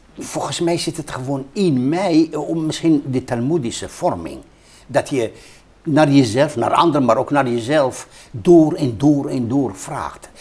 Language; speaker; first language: Dutch; non-native, fluent; Hebrew